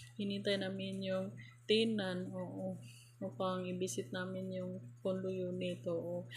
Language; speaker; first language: Filipino; non-native, local second language; Cebuano